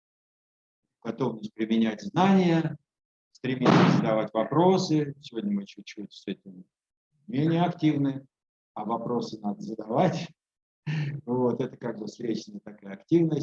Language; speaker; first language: Russian; native; Russian